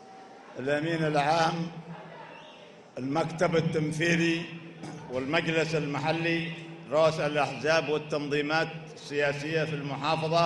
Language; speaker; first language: Arabic; native; Arabic